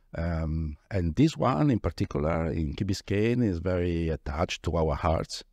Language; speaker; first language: English; non-native, fluent; Italian